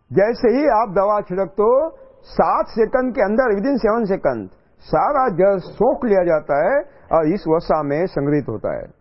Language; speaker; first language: Hindi; non-native, local second language; Marathi